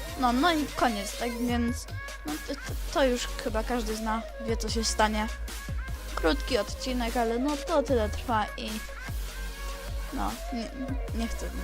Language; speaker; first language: Polish; native; Polish